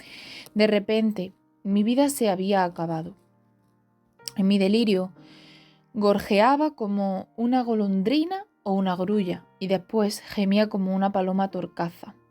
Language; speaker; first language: Spanish; native; Spanish